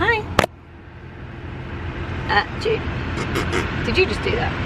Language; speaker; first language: English; native; English